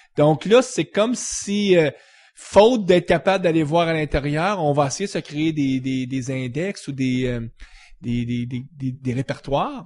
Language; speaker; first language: French; native; French